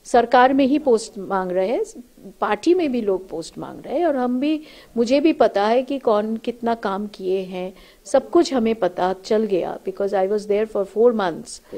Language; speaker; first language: Hindi; non-native, local second language; Bangla